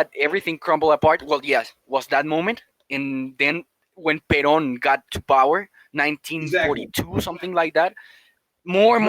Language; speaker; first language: English; non-native, fluent; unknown